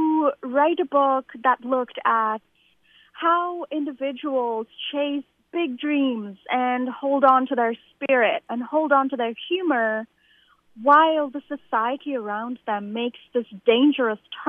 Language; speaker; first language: English; non-native, local second language; Bangla